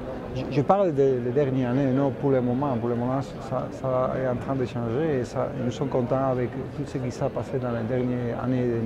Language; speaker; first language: French; non-native, fluent; Spanish